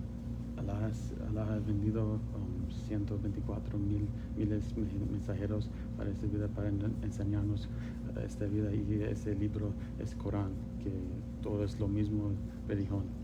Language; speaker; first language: Spanish; non-native, learner; Pashto